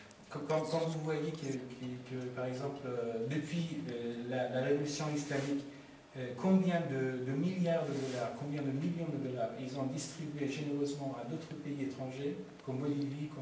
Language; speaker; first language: French; non-native, fluent; Persian